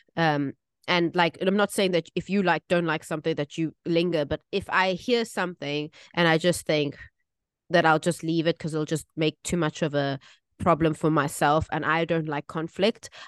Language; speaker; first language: English; native; English